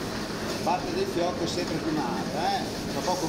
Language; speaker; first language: Italian; native; Italian